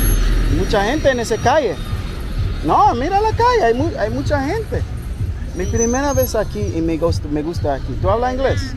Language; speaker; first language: Spanish; non-native, learner; English